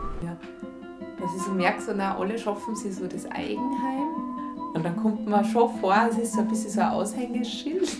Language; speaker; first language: German; native; German